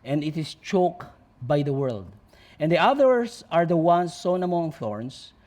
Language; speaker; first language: English; non-native, local second language; Filipino